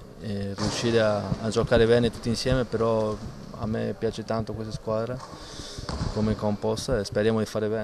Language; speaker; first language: Italian; non-native, fluent; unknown